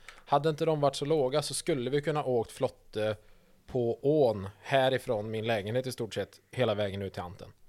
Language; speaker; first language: Swedish; native; Swedish